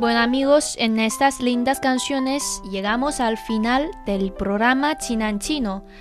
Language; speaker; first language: Spanish; non-native, fluent; Chinese